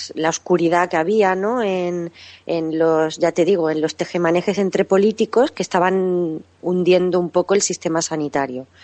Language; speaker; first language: Spanish; native; Spanish